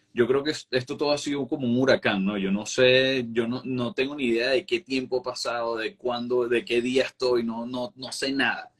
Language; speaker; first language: Spanish; native; Spanish